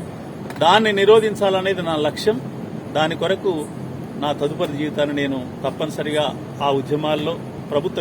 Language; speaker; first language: Telugu; native; Telugu